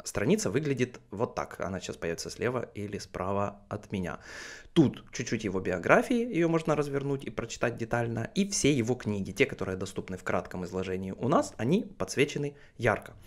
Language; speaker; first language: Russian; native; Russian